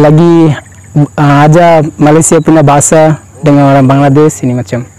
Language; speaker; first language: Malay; non-native, learner; Bangla